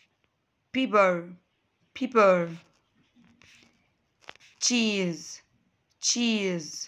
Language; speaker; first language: English; non-native, fluent; Arabic